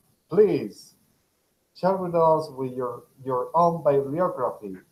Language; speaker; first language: English; non-native, fluent; Spanish